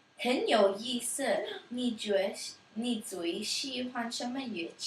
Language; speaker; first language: Chinese; non-native, learner; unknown